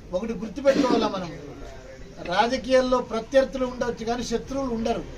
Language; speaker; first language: Telugu; native; Telugu